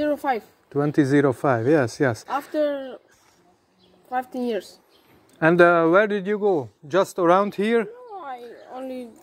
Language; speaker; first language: English; non-native, learner; Hungarian